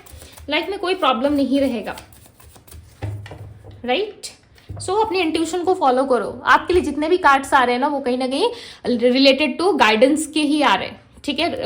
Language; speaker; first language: Hindi; native; Hindi